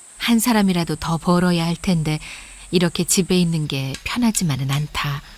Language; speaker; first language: Korean; native; Korean